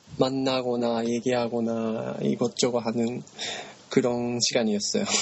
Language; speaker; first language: Korean; non-native, learner; Japanese